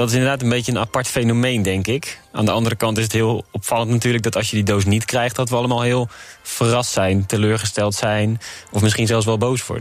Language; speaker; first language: Dutch; native; Dutch